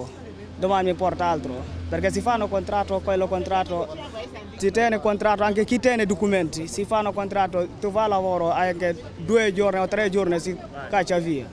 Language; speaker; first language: Italian; non-native, learner; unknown